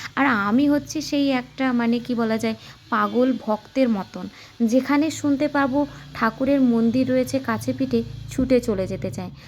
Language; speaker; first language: Bangla; non-native, local second language; Santali